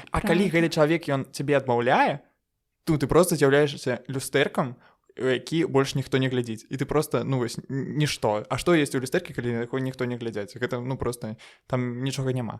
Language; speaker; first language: Belarusian; non-native, local second language; Russian